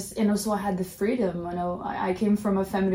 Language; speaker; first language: English; non-native, fluent; Portuguese